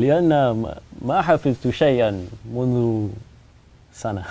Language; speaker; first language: Arabic; non-native, learner; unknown